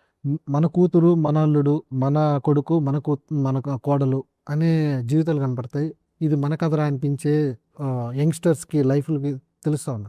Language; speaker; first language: Telugu; native; Telugu